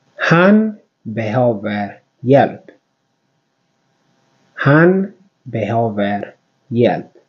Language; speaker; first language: Swedish; non-native, fluent; Swahili